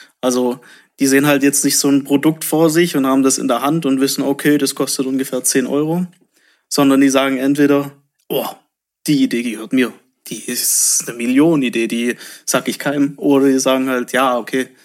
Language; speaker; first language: German; native; German